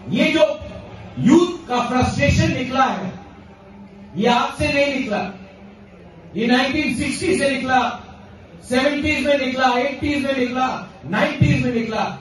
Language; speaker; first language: Hindi; non-native, local second language; Kok Borok